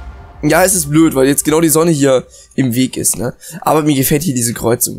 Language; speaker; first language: German; native; German